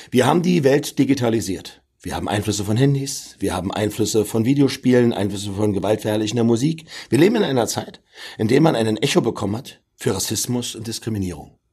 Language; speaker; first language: German; native; German